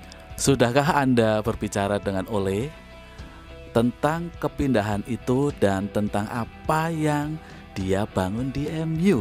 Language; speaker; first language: Indonesian; non-native, local second language; Javanese